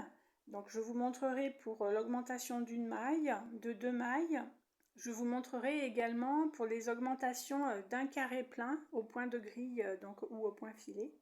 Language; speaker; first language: French; native; French